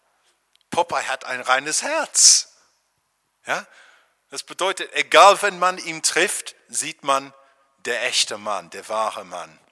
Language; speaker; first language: German; non-native, fluent; English